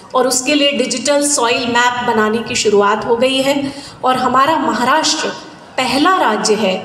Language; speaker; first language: Hindi; non-native, local second language; Marathi